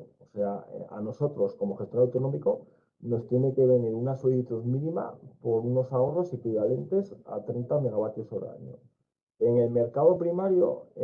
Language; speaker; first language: Spanish; native; Spanish